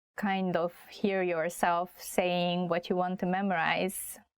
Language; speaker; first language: English; non-native, fluent; Hungarian